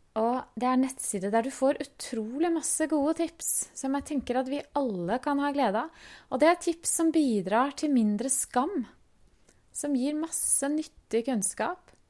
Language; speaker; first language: Norwegian; native; Norwegian